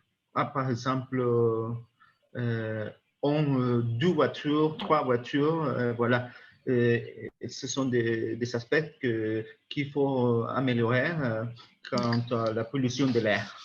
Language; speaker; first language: French; non-native, learner; Spanish